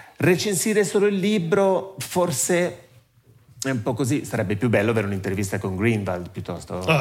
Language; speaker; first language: Italian; native; Italian